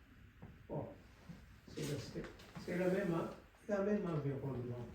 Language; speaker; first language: French; non-native, local second language; Comorian